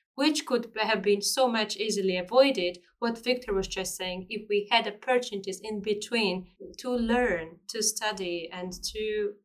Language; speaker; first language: English; non-native, fluent; Georgian